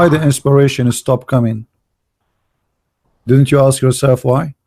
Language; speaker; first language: English; non-native, fluent; Arabic